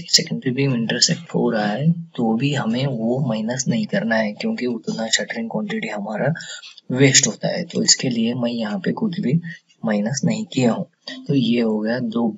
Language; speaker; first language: Hindi; native; Hindi